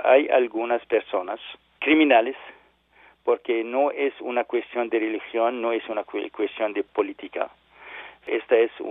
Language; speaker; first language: Spanish; non-native, learner; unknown